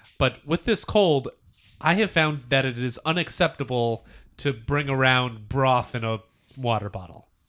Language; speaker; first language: English; native; English